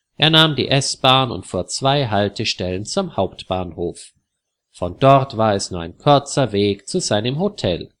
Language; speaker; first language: German; native; German